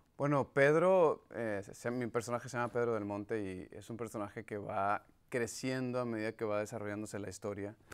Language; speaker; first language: Spanish; native; Spanish